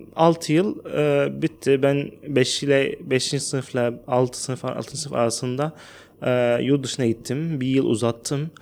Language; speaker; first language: Turkish; non-native, fluent; Arabic